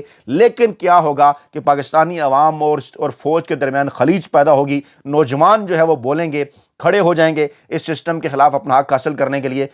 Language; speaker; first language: Urdu; native; Urdu